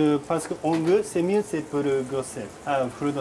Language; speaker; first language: French; non-native, learner; Japanese